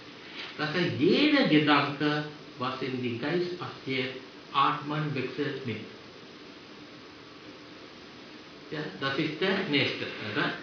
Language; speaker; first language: German; non-native, fluent; Sinhala